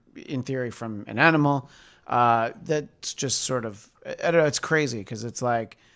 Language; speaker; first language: English; native; English